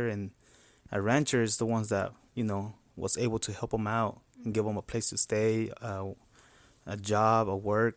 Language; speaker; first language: English; non-native, fluent; Spanish